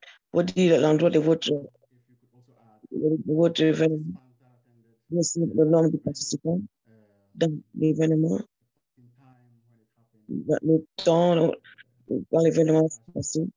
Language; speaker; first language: French; non-native, learner; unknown